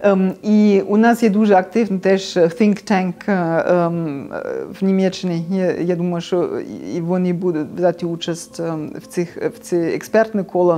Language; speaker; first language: Ukrainian; non-native, fluent; German